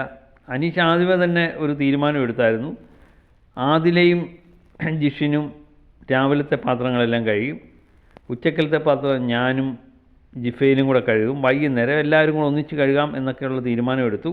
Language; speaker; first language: Malayalam; native; Malayalam